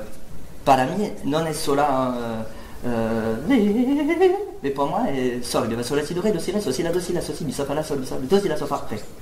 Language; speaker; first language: Spanish; non-native, learner; French